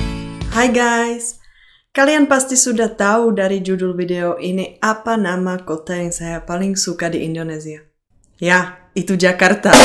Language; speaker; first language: Indonesian; non-native, fluent; Czech